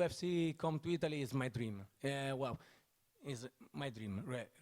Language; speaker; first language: English; non-native, learner; Italian